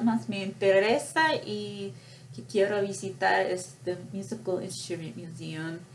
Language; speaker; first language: Spanish; non-native, fluent; English